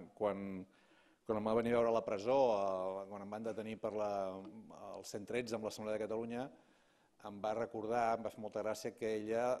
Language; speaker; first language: Catalan; native; Catalan